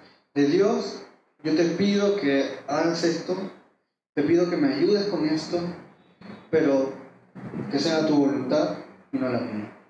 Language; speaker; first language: Spanish; native; Spanish